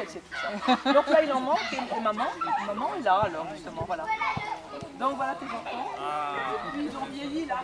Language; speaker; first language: French; native; French